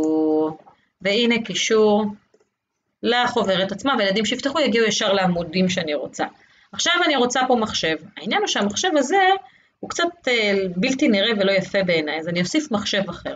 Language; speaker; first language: Hebrew; native; Hebrew